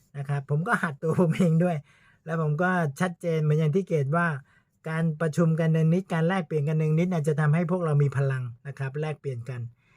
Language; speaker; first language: Thai; native; Thai